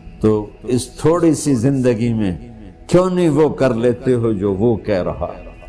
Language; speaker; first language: Urdu; non-native, local second language; Punjabi